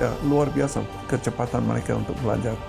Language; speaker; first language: Indonesian; non-native, fluent; English